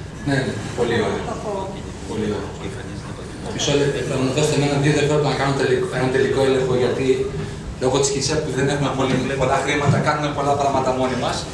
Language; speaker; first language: Greek; native; Greek